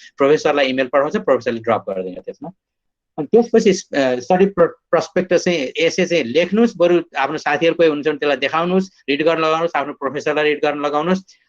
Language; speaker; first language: Nepali; native; Nepali